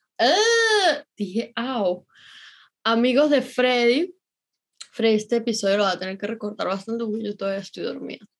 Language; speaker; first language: Spanish; native; Spanish